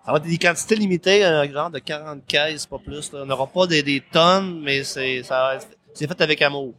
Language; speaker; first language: French; native; French